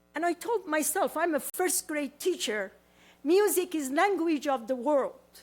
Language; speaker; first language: English; non-native, learner; Persian